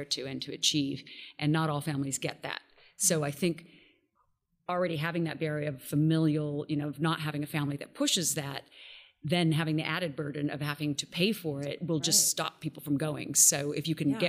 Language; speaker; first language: English; native; English